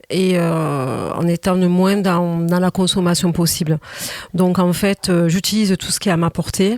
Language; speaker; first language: French; native; French